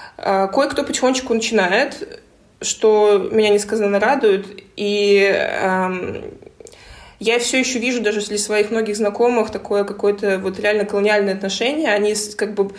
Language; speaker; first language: Russian; native; Russian